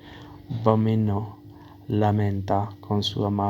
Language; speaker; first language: Italian; non-native, learner; Urdu